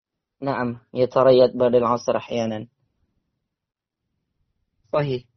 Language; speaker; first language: Arabic; non-native, learner; Indonesian